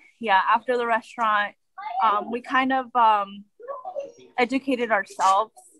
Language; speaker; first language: English; early bilingual, other home language; Spanish